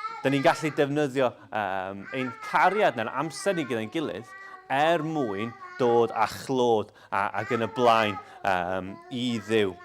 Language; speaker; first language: Welsh; non-native, local second language; English